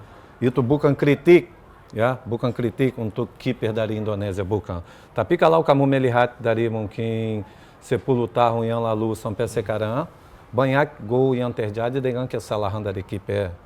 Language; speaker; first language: Indonesian; non-native, fluent; Portuguese